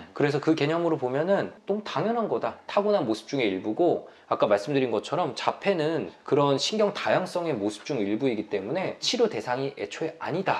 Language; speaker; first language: Korean; native; Korean